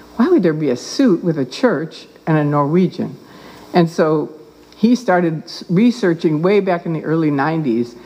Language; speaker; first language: English; native; English